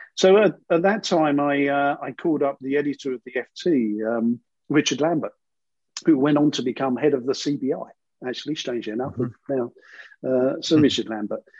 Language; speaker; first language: English; native; English